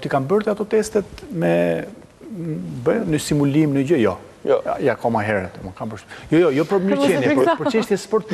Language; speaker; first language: Albanian; native; Albanian